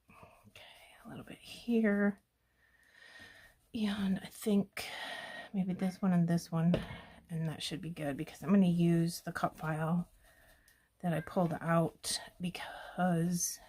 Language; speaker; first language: English; native; English